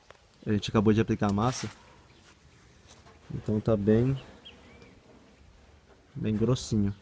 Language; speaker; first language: Portuguese; native; Portuguese